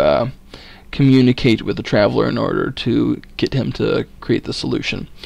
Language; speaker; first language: English; native; English